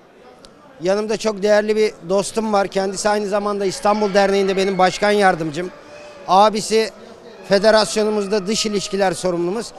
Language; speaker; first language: Turkish; native; Turkish